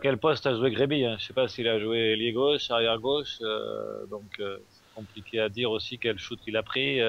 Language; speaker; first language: French; native; French